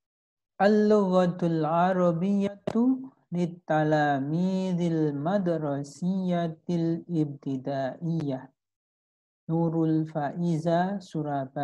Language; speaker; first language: Arabic; non-native, fluent; Indonesian